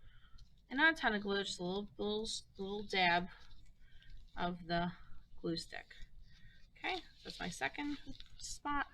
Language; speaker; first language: English; native; English